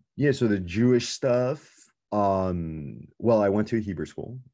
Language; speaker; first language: English; native; English